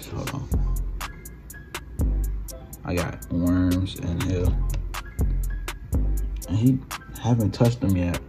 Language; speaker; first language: English; native; English